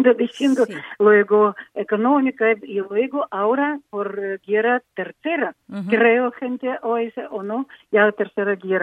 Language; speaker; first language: Spanish; non-native, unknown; Ukrainian